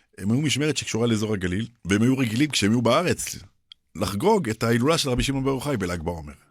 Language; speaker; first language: Hebrew; early bilingual, other home language; Arabic